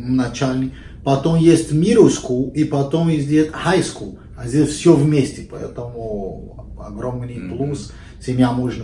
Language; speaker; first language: Russian; non-native, fluent; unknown